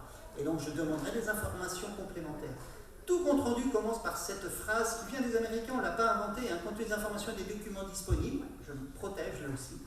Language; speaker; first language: French; native; French